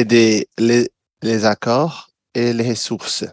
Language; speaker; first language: French; non-native, fluent; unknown